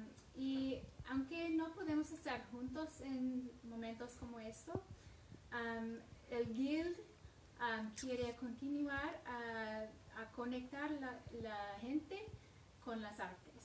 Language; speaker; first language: Spanish; non-native, fluent; English